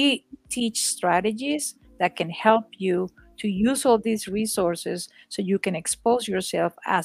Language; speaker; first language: English; non-native, fluent; Spanish